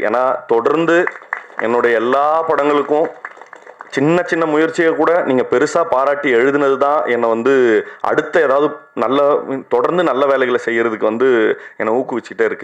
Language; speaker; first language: Tamil; native; Tamil